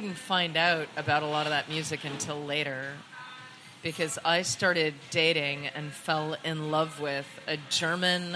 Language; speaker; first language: English; native; English